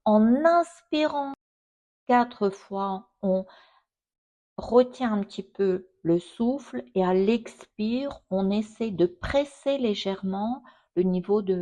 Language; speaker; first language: French; non-native, fluent; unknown